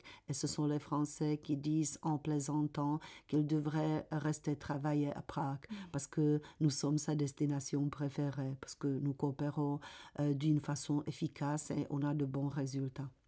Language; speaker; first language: French; non-native, fluent; Czech